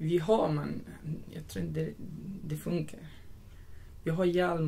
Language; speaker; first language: Swedish; non-native, learner; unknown